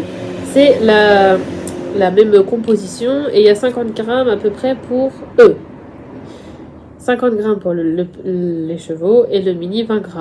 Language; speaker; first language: French; native; French